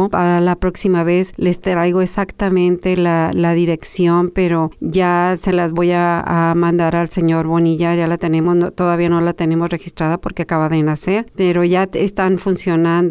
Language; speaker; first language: Spanish; native; Spanish